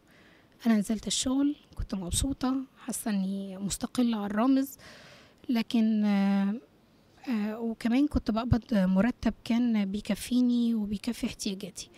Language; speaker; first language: Arabic; native; Arabic